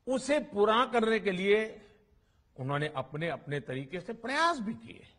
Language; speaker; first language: Hindi; non-native, local second language; Gujarati